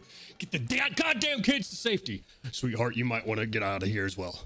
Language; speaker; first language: English; native; English